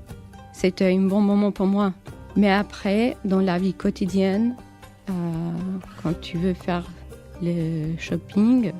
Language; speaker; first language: French; non-native, learner; Albanian